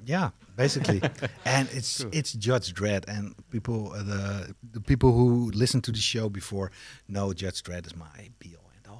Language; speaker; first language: English; non-native, fluent; Dutch